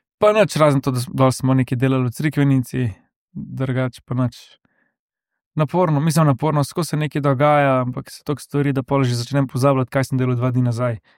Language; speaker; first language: Slovenian; native; Slovenian